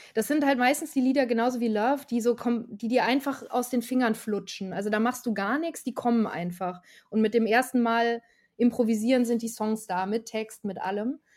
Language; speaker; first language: German; native; German